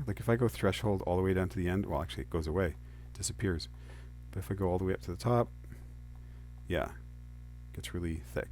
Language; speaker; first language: English; native; English